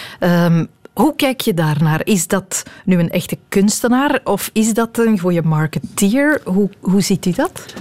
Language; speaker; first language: Dutch; native; Dutch